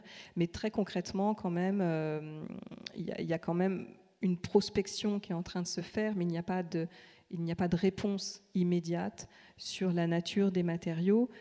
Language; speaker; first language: French; native; French